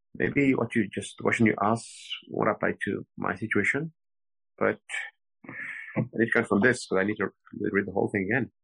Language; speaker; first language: English; non-native, fluent; French